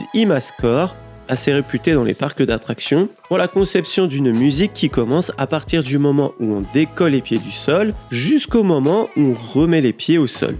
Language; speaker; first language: French; native; French